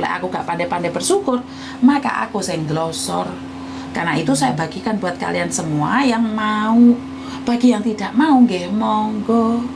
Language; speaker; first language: Indonesian; non-native, local second language; Javanese